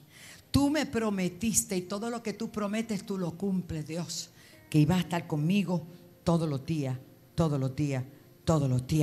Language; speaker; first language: Spanish; native; Spanish